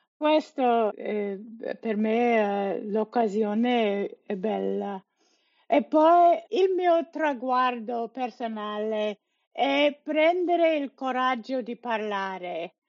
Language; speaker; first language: Italian; non-native, learner; English